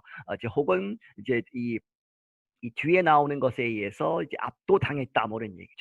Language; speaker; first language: Korean; native; Korean